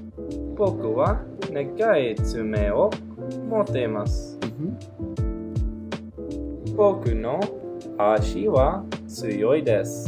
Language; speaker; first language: Japanese; non-native, learner; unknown